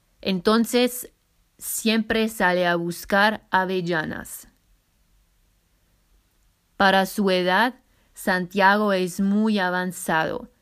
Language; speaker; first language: Spanish; non-native, fluent; German